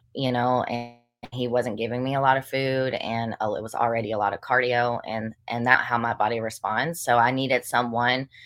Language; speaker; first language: English; native; English